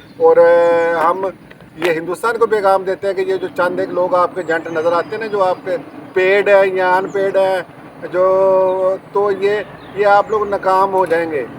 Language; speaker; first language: Urdu; non-native, local second language; Punjabi